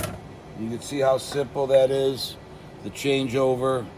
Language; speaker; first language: English; native; English